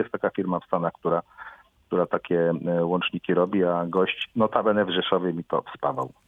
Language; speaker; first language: Polish; native; Polish